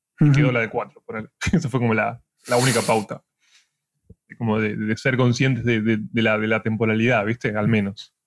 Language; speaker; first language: Spanish; native; Spanish